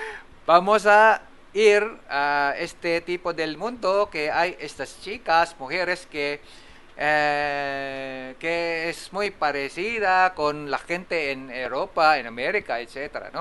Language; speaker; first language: Spanish; non-native, fluent; Japanese